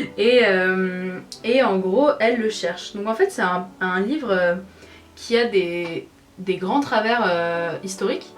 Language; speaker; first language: French; native; French